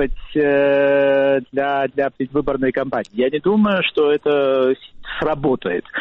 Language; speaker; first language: Russian; non-native, fluent; Georgian